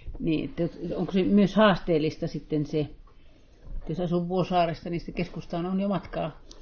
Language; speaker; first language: Finnish; native; Finnish